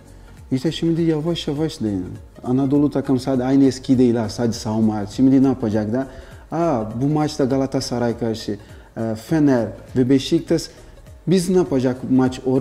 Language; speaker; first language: Turkish; non-native, learner; Portuguese